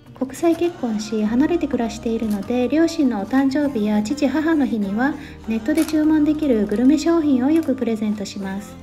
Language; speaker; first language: Japanese; native; Japanese